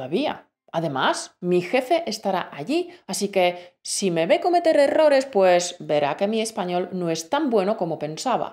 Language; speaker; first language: Spanish; native; Spanish